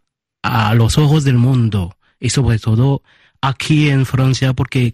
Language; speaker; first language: Spanish; early bilingual, heritage; Spanish